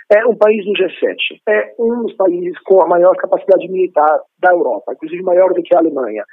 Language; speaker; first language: Portuguese; non-native, fluent; Italian